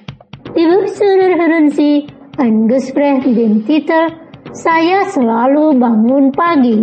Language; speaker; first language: German; non-native, fluent; Indonesian